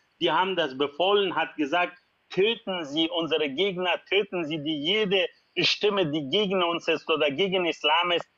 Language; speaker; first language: German; non-native, learner; Persian